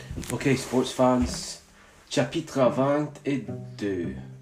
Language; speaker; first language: French; non-native, learner; English